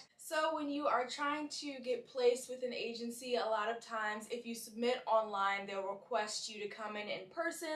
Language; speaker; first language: English; native; English